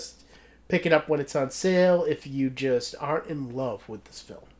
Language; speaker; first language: English; native; English